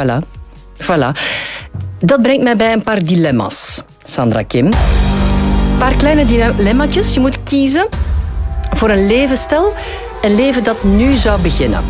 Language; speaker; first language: Dutch; native; Dutch